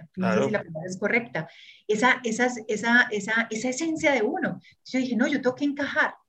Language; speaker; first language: Spanish; native; Spanish